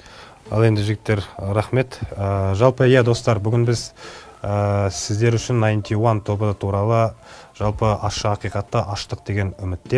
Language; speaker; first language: Kazakh; native; Kazakh